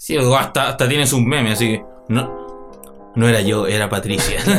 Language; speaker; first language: Spanish; native; Spanish